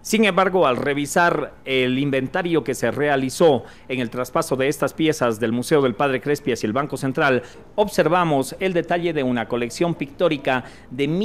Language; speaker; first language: Spanish; native; Spanish